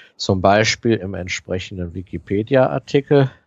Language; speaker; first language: German; native; German